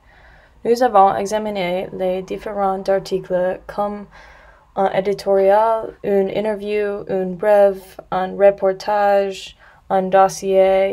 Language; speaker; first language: French; non-native, learner; English